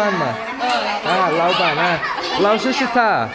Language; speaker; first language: Chinese; non-native, learner; Turkmen